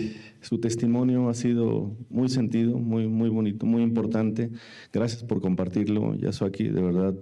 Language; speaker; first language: Spanish; native; Spanish